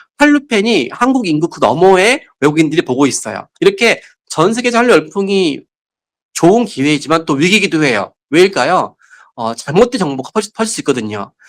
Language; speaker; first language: Korean; native; Korean